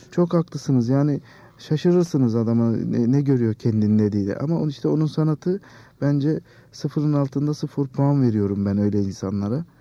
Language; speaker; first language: Turkish; native; Turkish